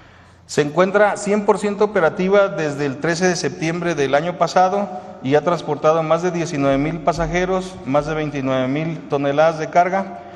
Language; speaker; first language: Spanish; native; Spanish